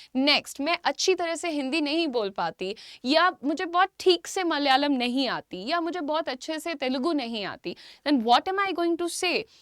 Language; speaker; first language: Hindi; native; Hindi